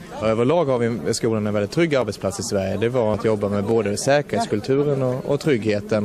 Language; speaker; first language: Swedish; native; Swedish